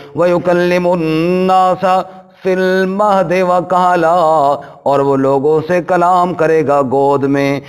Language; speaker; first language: Urdu; non-native, local second language; Punjabi